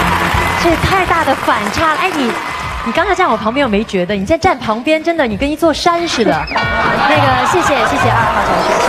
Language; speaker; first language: Chinese; native; Chinese